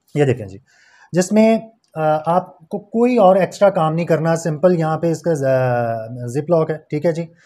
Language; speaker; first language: Urdu; non-native, local second language; Punjabi